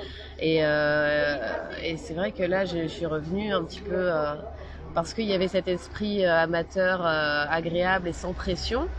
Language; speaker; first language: French; native; French